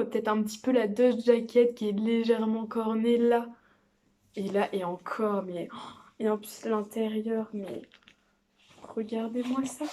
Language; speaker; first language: French; native; French